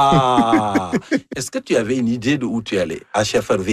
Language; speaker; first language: French; native; French